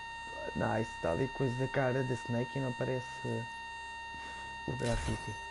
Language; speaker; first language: Portuguese; native; Portuguese